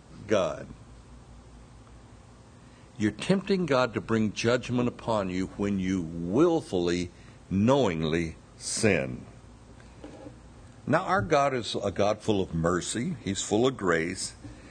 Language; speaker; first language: English; native; English